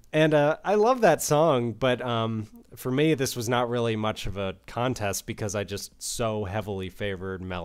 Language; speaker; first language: English; native; English